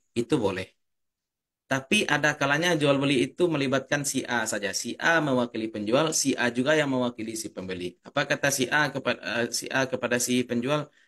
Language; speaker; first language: Indonesian; native; Indonesian